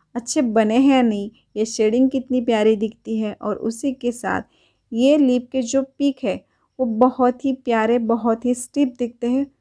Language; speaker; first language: Hindi; non-native, local second language; Marathi